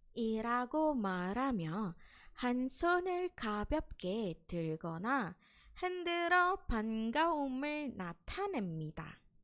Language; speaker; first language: Korean; non-native, fluent; Indonesian